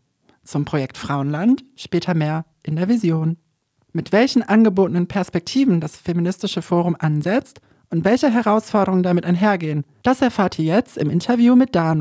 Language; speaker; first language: German; native; German